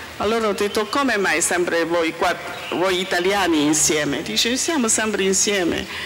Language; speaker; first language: Italian; non-native, learner; Chinese